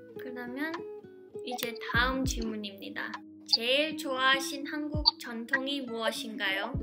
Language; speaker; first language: Korean; early bilingual, heritage; English